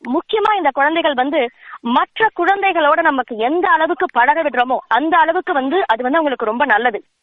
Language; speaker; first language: Tamil; native; Tamil